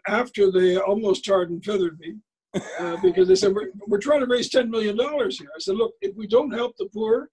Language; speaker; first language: English; native; English